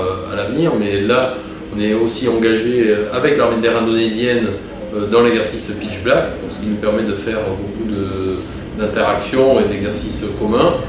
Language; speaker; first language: French; native; French